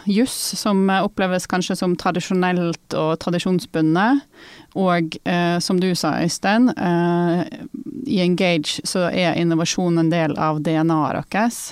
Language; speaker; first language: Norwegian; native; Norwegian